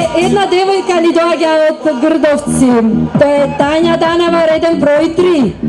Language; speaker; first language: Macedonian; native; Macedonian